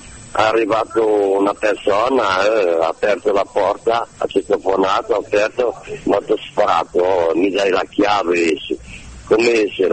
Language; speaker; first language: Italian; non-native, learner; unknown